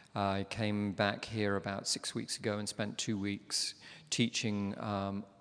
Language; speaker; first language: English; native; English